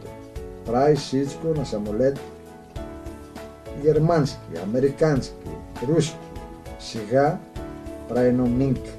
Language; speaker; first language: Bulgarian; non-native, learner; Greek